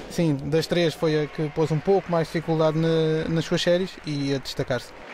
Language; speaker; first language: Portuguese; native; Portuguese